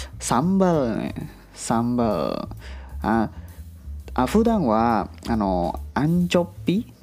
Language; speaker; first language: Japanese; non-native, learner; Indonesian